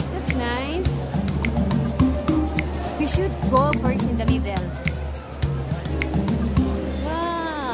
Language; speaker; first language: English; non-native, local second language; Filipino